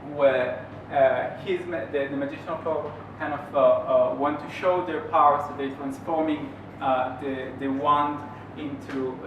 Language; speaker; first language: English; non-native, fluent; Hebrew